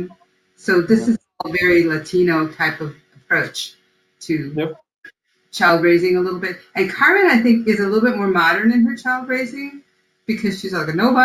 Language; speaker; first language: English; early bilingual, other home language; Spanish